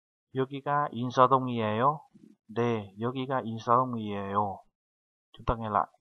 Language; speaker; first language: Korean; non-native, fluent; Vietnamese